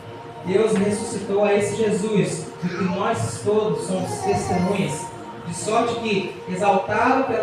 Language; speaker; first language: Portuguese; native; Portuguese